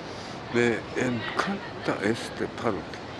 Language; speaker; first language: Spanish; non-native, learner; Japanese